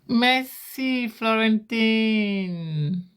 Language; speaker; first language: French; non-native, fluent; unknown